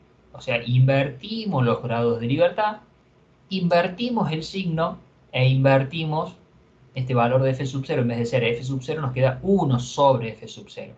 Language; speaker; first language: Spanish; native; Spanish